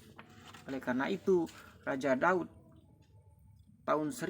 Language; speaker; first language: Indonesian; native; Indonesian